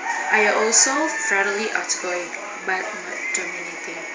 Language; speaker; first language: English; non-native, learner; Indonesian